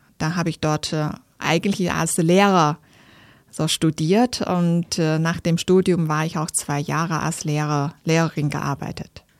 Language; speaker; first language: German; non-native, fluent; Chinese